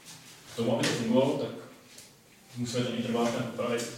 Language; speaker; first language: Czech; native; Czech